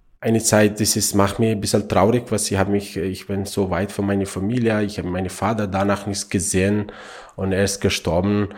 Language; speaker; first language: German; non-native, learner; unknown